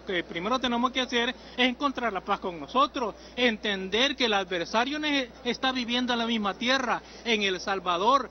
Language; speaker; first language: Spanish; native; Spanish